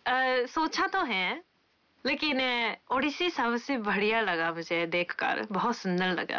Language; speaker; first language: Hindi; non-native, fluent; Japanese